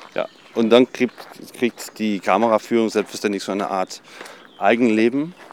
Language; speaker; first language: German; non-native, fluent; Danish